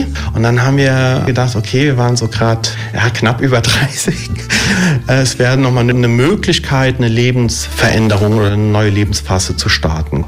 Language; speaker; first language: German; early bilingual, other home language; Italian